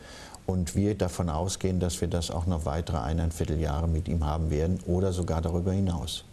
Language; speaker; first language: German; native; German